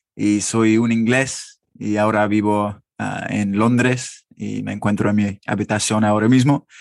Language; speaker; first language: Spanish; non-native, fluent; English